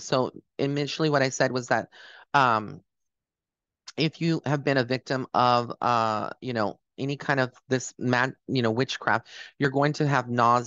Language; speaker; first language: English; early bilingual, other home language; Spanish